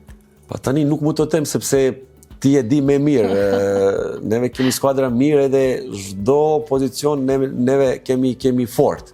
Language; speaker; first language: Albanian; non-native, learner; Serbian